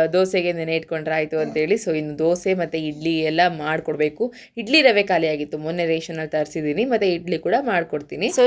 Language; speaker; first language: Kannada; non-native, local second language; Telugu